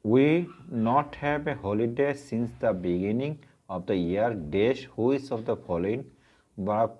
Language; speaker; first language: English; non-native, local second language; Bangla